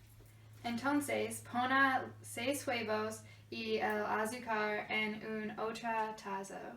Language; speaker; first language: Spanish; non-native, learner; English